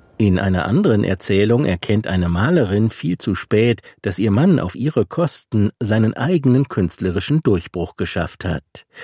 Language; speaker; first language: German; native; German